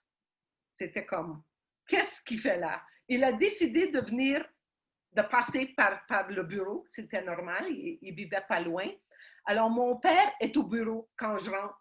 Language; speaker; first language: French; early bilingual, heritage; Ukrainian